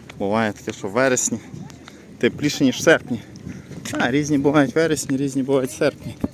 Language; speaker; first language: Ukrainian; native; Ukrainian